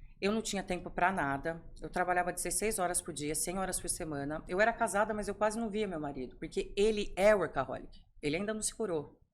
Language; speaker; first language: Portuguese; native; Portuguese